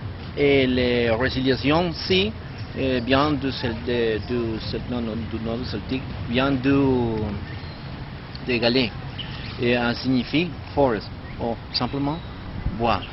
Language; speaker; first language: French; non-native, learner; Spanish